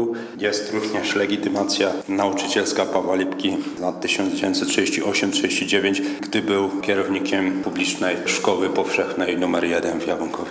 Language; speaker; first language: Polish; native; Polish